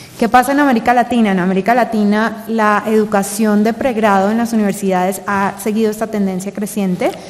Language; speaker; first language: Spanish; native; Spanish